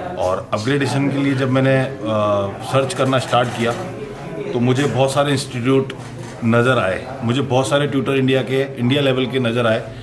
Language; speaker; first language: Hindi; native; Hindi